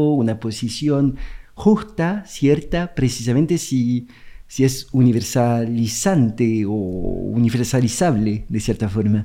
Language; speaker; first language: Spanish; non-native, fluent; French